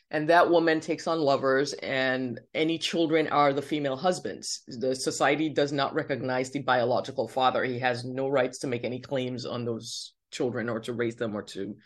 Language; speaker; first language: English; non-native, local second language; Yoruba